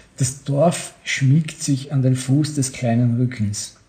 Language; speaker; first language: German; native; German